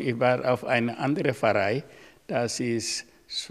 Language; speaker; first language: German; non-native, learner; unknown